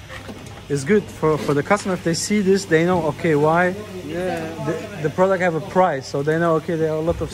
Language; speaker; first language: English; non-native, fluent; German